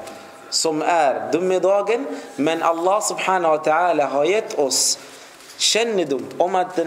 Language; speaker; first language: Swedish; non-native, fluent; Arabic